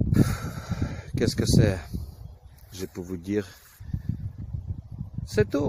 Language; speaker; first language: French; non-native, learner; Ukrainian